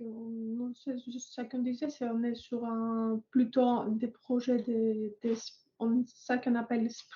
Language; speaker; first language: French; non-native, fluent; Greek